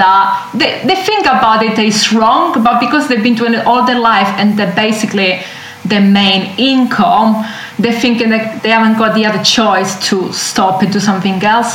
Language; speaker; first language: English; non-native, fluent; Italian